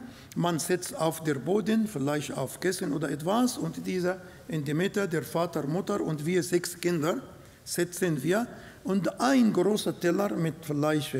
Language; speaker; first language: German; non-native, fluent; Arabic